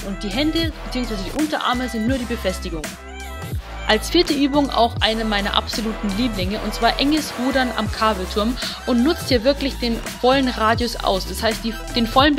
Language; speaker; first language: German; native; German